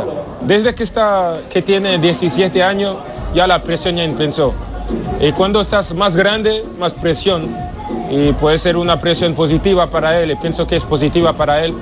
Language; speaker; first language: Spanish; non-native, fluent; French